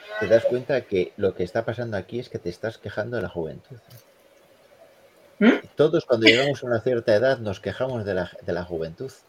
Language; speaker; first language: Spanish; native; Spanish